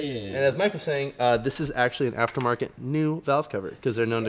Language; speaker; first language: English; native; English